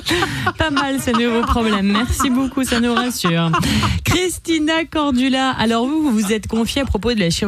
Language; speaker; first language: French; native; French